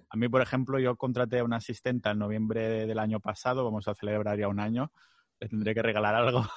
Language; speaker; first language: Spanish; non-native, local second language; Catalan